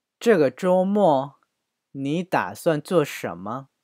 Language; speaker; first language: Chinese; non-native, fluent; Korean